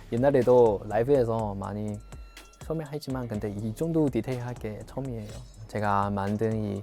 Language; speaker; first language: Korean; non-native, fluent; Chinese